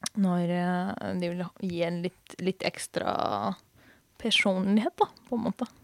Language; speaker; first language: Norwegian; non-native, fluent; Hungarian